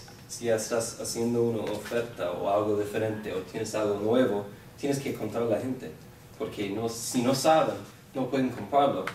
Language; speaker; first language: Spanish; non-native, fluent; English